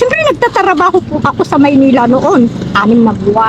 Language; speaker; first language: Filipino; non-native, local second language; Iloko